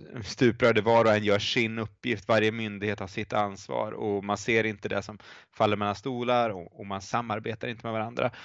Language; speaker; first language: Swedish; native; Swedish